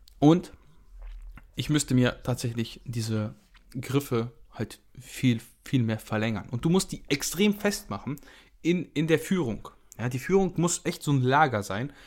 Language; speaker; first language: German; early bilingual, other home language; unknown